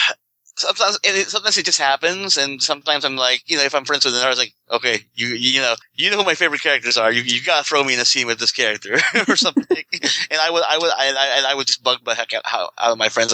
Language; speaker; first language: English; non-native, local second language; Filipino